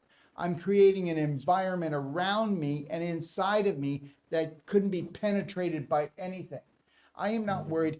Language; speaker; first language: English; native; English